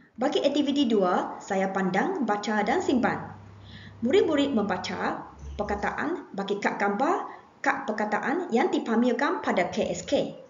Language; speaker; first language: Malay; non-native, local second language; Chinese